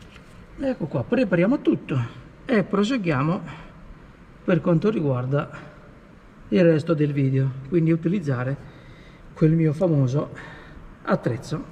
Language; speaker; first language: Italian; native; Italian